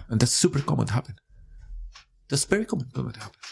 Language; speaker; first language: English; non-native, fluent; Spanish